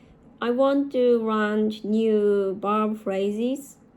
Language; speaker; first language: English; non-native, learner; Japanese